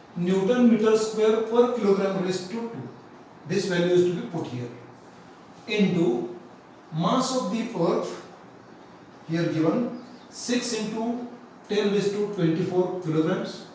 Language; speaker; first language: English; non-native, local second language; Marathi